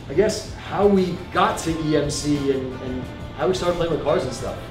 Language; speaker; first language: English; early bilingual, other home language; Chinese